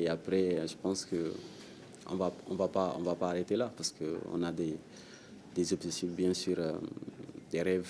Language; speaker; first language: French; non-native, local second language; Wolof